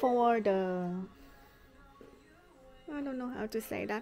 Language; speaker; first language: English; non-native, learner; Vietnamese